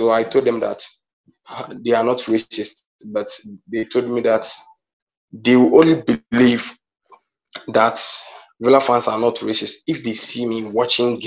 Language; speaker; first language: English; non-native, local second language; Akan